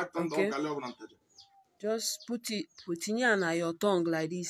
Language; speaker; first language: English; non-native, local second language; Igbo